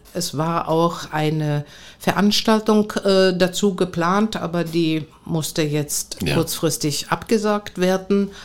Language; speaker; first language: German; non-native, fluent; Greek